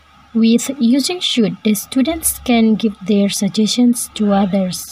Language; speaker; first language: English; non-native, learner; Indonesian